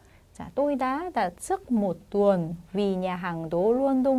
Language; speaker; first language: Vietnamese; non-native, fluent; Korean